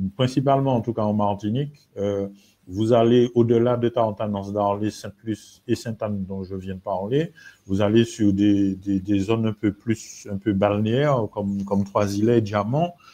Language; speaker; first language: French; native; French